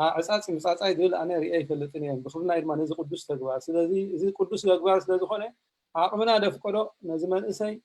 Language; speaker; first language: Tigrinya; native; Tigrinya